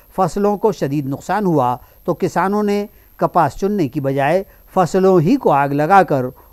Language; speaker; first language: Hindi; non-native, local second language; Urdu